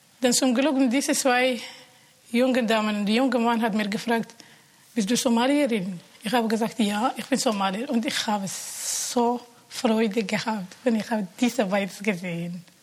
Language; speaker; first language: German; non-native, learner; Somali